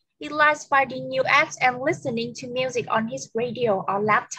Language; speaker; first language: English; non-native, fluent; Vietnamese